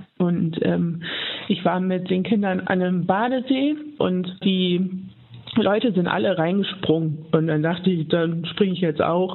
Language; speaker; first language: German; native; German